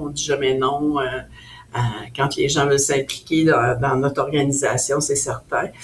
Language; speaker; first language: French; native; French